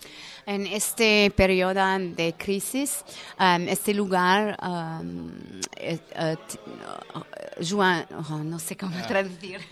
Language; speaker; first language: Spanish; non-native, learner; French